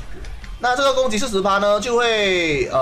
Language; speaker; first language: Chinese; native; Chinese